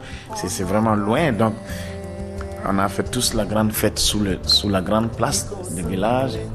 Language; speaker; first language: French; non-native, local second language; Bambara